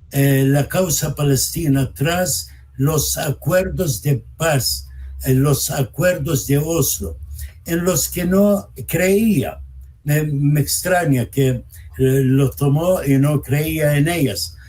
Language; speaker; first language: Spanish; non-native, fluent; Arabic